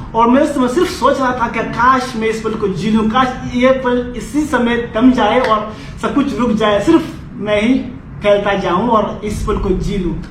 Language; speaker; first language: Hindi; non-native, fluent; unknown